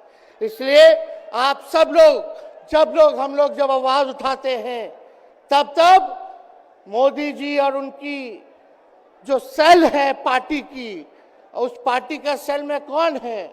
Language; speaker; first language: Hindi; native; Hindi